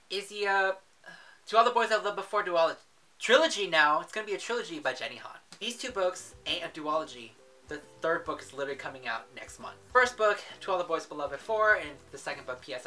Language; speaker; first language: English; native; English